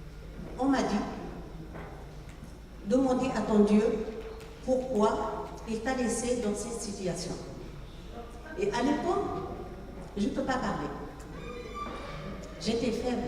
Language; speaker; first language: French; non-native, local second language; Arabic